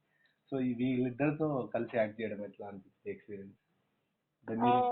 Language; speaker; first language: Telugu; native; Telugu